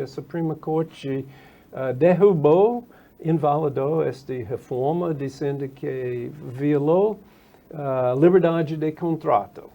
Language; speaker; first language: Portuguese; non-native, fluent; English